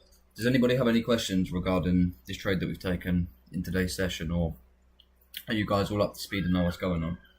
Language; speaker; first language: English; native; English